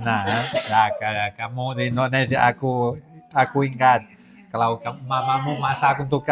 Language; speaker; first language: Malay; non-native, learner; Catalan